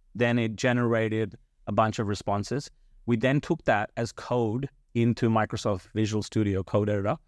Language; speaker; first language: English; non-native, local second language; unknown